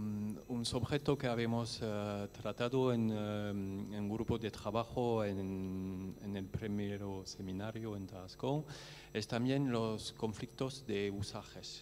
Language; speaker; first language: Spanish; non-native, learner; French